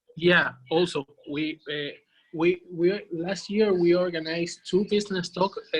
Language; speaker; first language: English; non-native, learner; Spanish